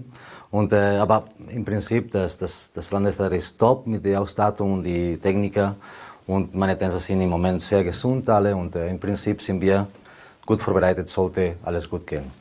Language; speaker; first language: German; non-native, learner; Spanish